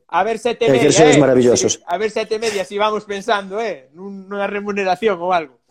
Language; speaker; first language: Galician; non-native, local second language; Spanish